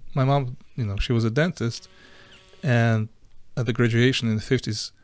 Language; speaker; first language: English; non-native, fluent; Ukrainian